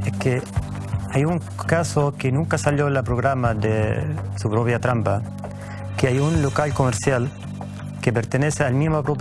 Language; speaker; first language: Spanish; native; Spanish